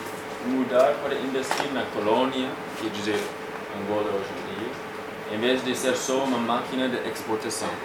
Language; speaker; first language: Portuguese; non-native, fluent; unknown